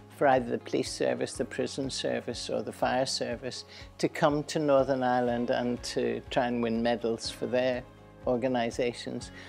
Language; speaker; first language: English; native; English